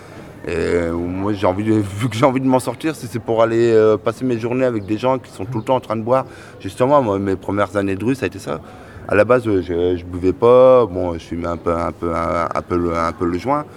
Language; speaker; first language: French; native; French